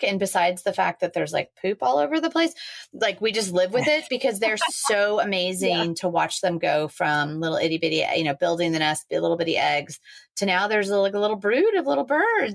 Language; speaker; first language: English; native; English